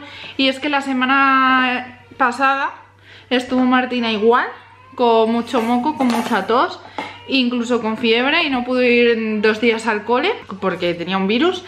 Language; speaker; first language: Spanish; native; Spanish